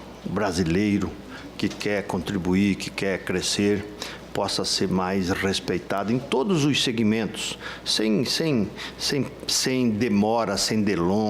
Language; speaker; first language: Portuguese; native; Portuguese